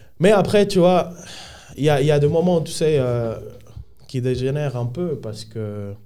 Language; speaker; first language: French; non-native, fluent; Spanish